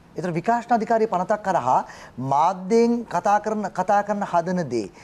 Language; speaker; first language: Sinhala; native; Sinhala